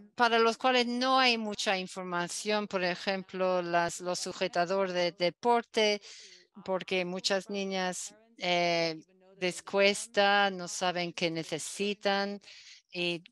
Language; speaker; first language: Spanish; non-native, fluent; Dutch